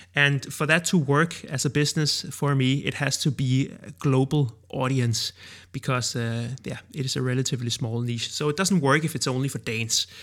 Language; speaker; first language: English; non-native, fluent; Danish